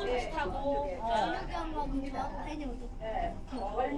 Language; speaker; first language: Korean; native; Korean